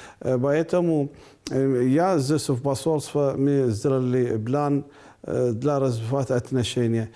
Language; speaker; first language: Russian; non-native, learner; Arabic